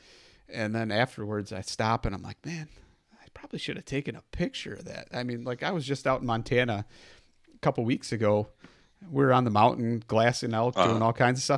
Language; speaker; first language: English; native; English